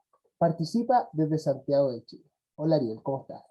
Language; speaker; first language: Spanish; native; Spanish